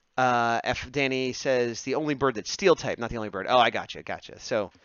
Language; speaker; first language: English; native; English